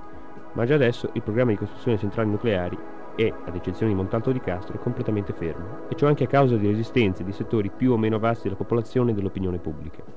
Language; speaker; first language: Italian; native; Italian